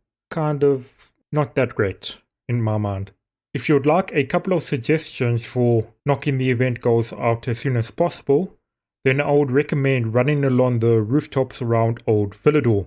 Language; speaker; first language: English; native; English